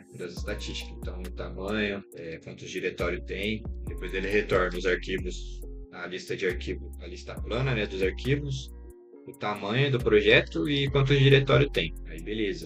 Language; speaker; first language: Portuguese; native; Portuguese